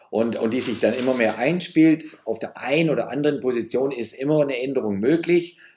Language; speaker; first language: German; native; German